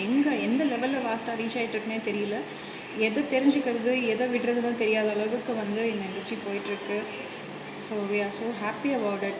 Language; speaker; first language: Tamil; native; Tamil